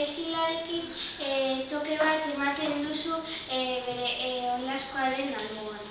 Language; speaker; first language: Basque; non-native, local second language; Spanish